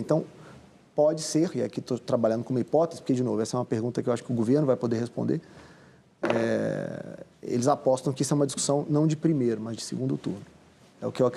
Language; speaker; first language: Portuguese; native; Portuguese